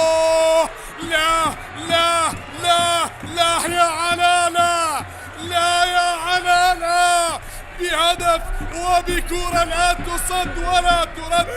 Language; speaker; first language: Arabic; native; Arabic